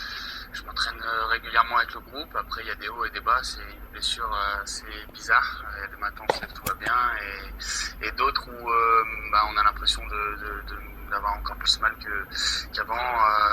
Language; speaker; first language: French; native; French